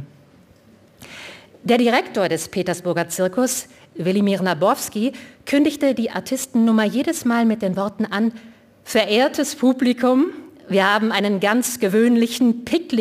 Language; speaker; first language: German; native; German